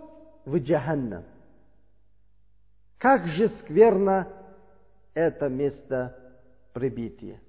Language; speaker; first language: Russian; non-native, fluent; Uzbek